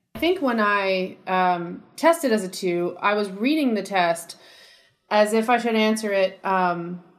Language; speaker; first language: English; native; English